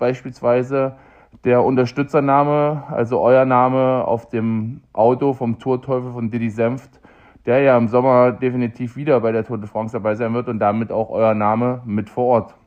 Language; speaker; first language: German; native; German